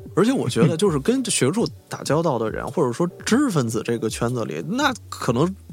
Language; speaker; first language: Chinese; native; Chinese